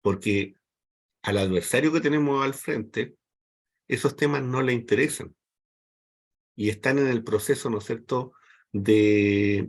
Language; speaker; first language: Spanish; native; Spanish